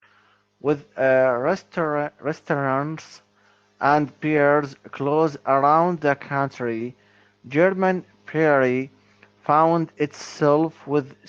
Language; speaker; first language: English; non-native, learner; Arabic